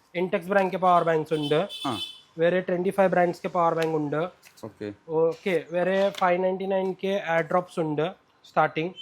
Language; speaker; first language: Malayalam; non-native, fluent; Hindi